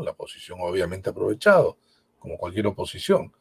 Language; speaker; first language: Spanish; native; Spanish